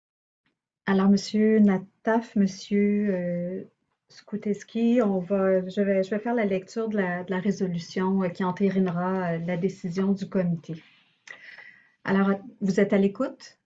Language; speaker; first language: French; native; French